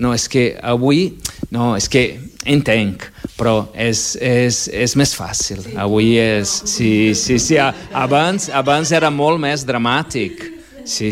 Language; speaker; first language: Catalan; non-native, fluent; Portuguese